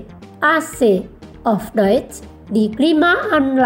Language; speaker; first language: German; non-native, fluent; Indonesian